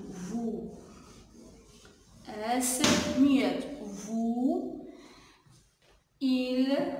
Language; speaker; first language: French; non-native, local second language; Arabic